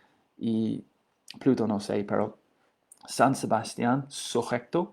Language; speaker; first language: Spanish; non-native, learner; English